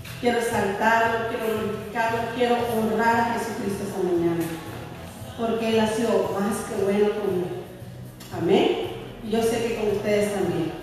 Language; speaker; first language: Spanish; native; Spanish